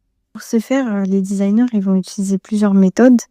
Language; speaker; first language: French; native; French